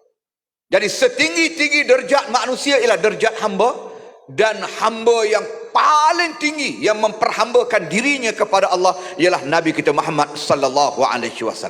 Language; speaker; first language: Malay; native; Malay